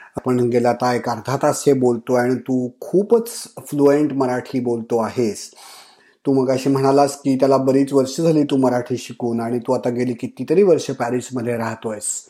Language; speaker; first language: Marathi; native; Marathi